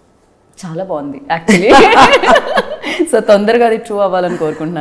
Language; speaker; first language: Telugu; native; Telugu